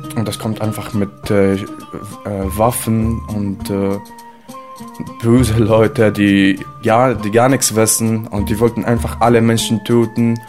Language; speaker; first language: German; non-native, learner; Arabic